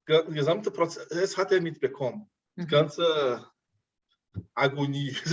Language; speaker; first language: German; non-native, fluent; Portuguese